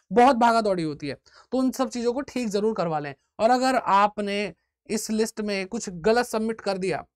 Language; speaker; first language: Hindi; native; Hindi